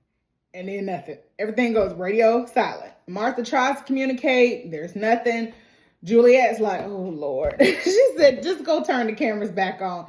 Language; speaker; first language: English; native; English